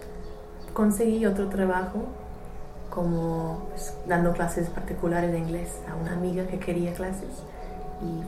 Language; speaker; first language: Spanish; non-native, fluent; English